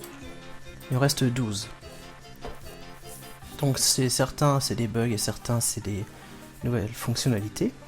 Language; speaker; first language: French; native; French